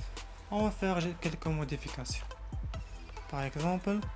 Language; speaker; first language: French; non-native, learner; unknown